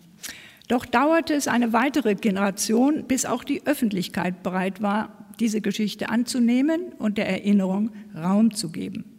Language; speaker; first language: German; native; German